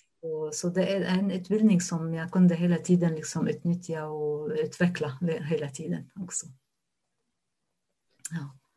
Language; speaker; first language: Swedish; non-native, fluent; Arabic